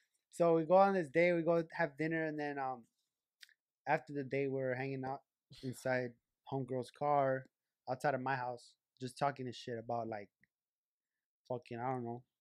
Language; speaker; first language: English; early bilingual, other home language; Spanish